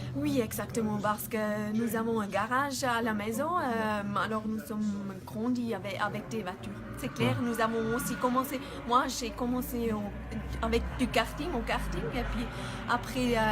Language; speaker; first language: French; non-native, learner; German